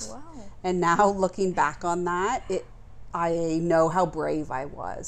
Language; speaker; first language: English; native; English